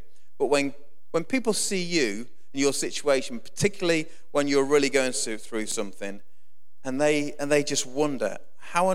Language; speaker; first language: English; native; English